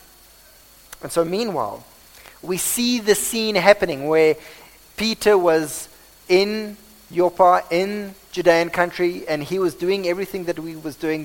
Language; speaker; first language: English; non-native, local second language; Afrikaans